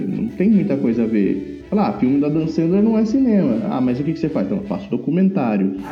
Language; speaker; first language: Portuguese; native; Portuguese